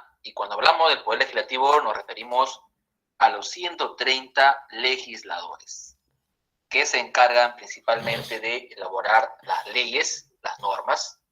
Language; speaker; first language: Spanish; native; Spanish